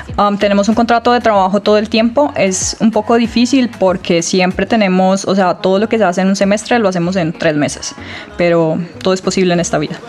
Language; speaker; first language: Spanish; native; Spanish